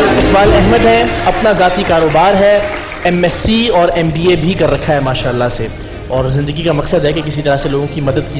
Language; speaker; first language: Urdu; native; Urdu